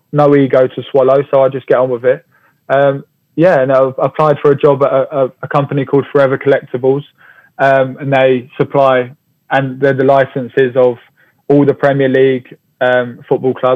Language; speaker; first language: English; native; English